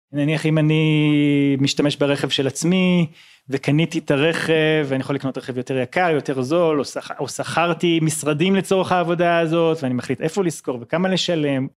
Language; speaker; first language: Hebrew; native; Hebrew